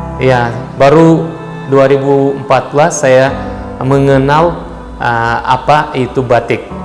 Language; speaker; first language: Indonesian; non-native, fluent; Turkish